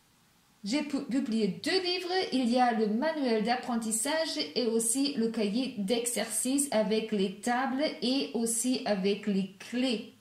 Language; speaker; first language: French; non-native, fluent; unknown